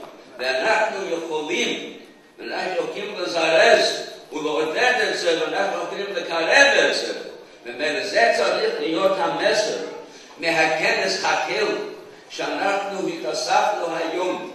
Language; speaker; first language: Hebrew; non-native, fluent; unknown